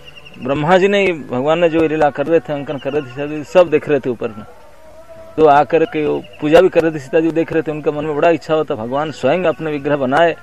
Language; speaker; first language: Hindi; non-native, local second language; Odia